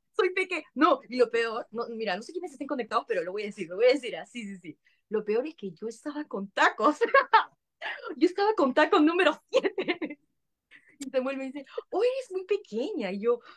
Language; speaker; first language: Spanish; native; Spanish